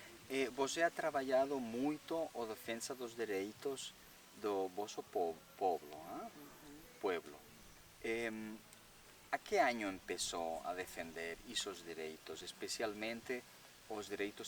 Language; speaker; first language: Portuguese; non-native, learner; Spanish